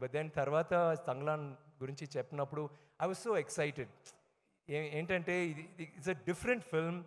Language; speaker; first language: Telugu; non-native, learner; Tamil